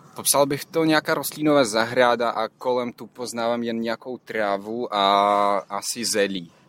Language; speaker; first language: Czech; non-native, fluent; Ukrainian